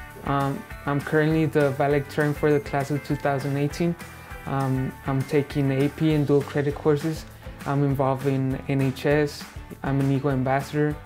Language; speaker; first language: English; early bilingual, other home language; Spanish